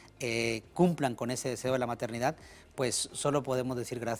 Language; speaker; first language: Spanish; native; Spanish